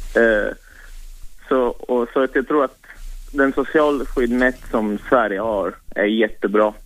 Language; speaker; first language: Swedish; non-native, fluent; Italian